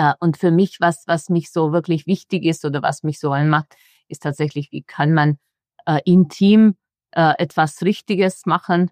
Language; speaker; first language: German; non-native, fluent; Hungarian